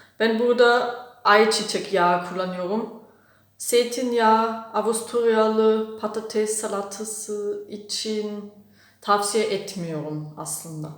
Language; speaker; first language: Turkish; non-native, fluent; German